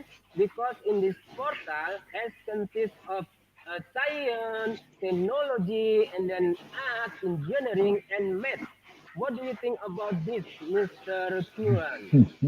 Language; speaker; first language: English; non-native, learner; Indonesian